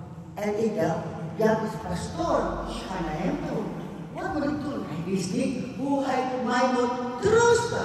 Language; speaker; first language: Dutch; non-native, fluent; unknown